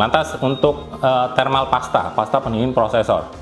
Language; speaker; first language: Indonesian; native; Indonesian